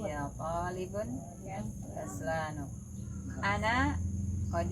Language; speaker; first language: Arabic; non-native, fluent; Sundanese